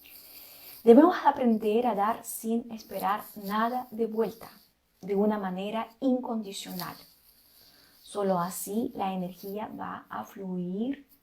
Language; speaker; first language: Spanish; non-native, fluent; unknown